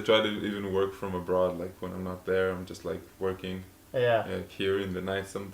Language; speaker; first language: English; non-native, fluent; Hebrew